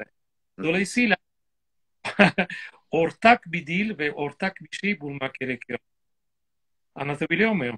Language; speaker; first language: Turkish; non-native, fluent; Italian